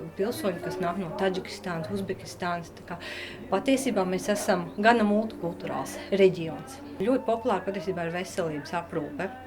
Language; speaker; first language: Latvian; native; Latvian